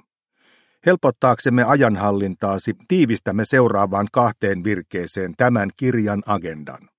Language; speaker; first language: Finnish; native; Finnish